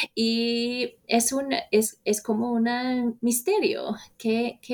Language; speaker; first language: Spanish; non-native, fluent; English